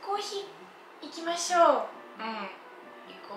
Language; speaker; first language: Japanese; non-native, learner; Russian